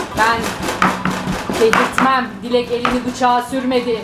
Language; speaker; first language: Turkish; native; Turkish